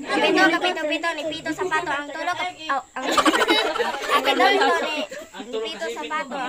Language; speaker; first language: Cebuano; native; Cebuano